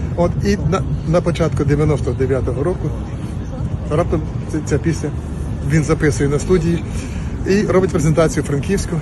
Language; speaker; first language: Ukrainian; native; Ukrainian